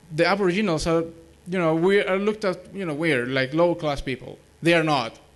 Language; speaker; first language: English; non-native, fluent; Spanish